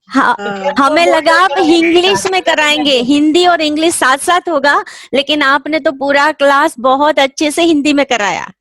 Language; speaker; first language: Hindi; non-native, local second language; Gujarati